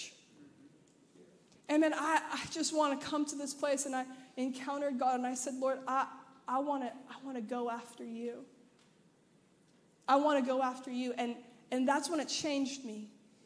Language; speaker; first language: English; native; English